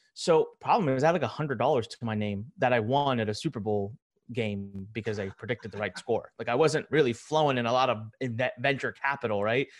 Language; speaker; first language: English; early bilingual, other home language; Hindi